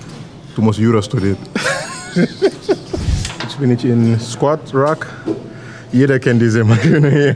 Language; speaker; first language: German; non-native, learner; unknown